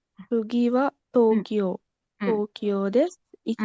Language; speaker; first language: Japanese; non-native, learner; Sinhala